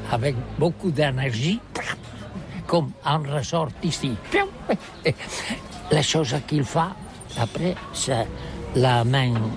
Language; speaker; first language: French; non-native, learner; Catalan